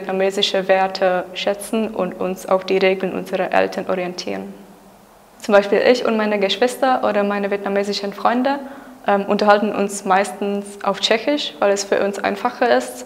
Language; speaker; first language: German; non-native, fluent; Czech